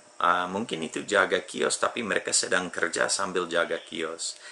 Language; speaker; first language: Indonesian; non-native, fluent; English